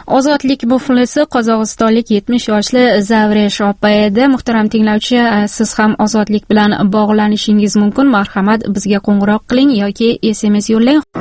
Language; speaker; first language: Uzbek; native; Uzbek